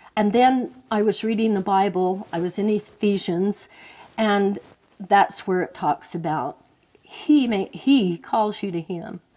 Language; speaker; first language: English; native; English